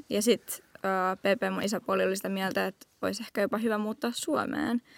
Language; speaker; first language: Finnish; early bilingual, heritage; Finnish